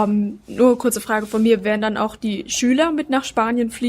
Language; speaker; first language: German; native; German